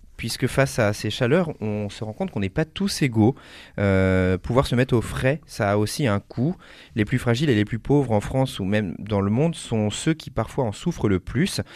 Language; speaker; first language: French; native; French